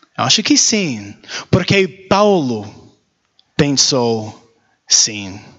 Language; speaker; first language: Portuguese; non-native, learner; English